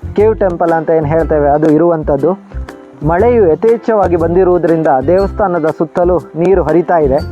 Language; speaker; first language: Kannada; native; Kannada